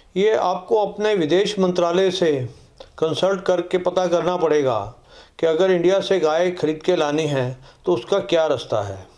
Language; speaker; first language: Hindi; non-native, local second language; Punjabi